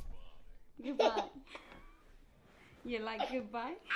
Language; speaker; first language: English; non-native, learner; Thai